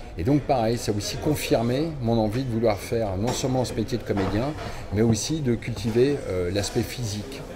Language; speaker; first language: French; native; French